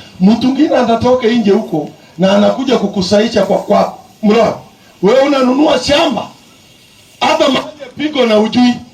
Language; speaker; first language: Swahili; non-native, local second language; Kalenjin